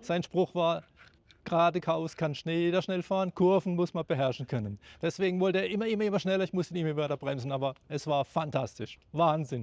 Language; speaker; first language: German; native; German